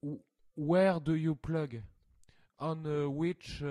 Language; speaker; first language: English; non-native, learner; French